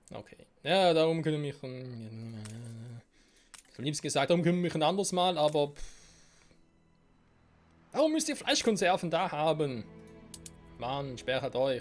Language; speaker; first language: German; native; German